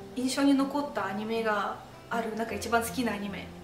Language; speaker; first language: Japanese; non-native, fluent; Russian